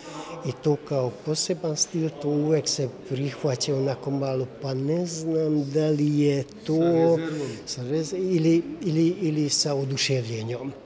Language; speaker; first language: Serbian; non-native, local second language; Hungarian